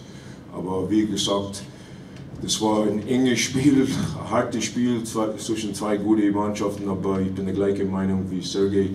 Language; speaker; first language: German; non-native, fluent; English